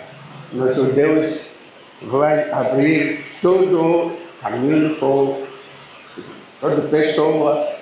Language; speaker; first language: Portuguese; non-native, learner; Lingala